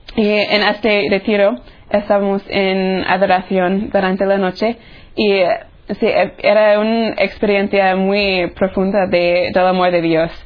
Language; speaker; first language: Spanish; non-native, fluent; English